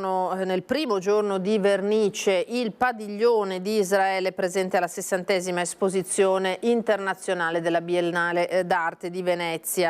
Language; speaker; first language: Italian; native; Italian